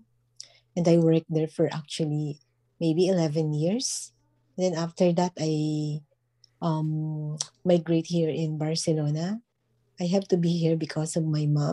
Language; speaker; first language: English; non-native, local second language; Filipino